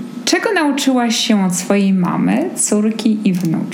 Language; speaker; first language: Polish; native; Polish